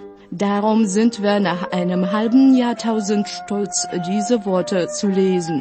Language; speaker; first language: German; non-native, fluent; Russian